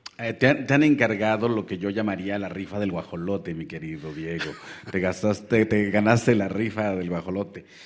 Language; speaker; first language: Spanish; non-native, local second language; Nahuatl languages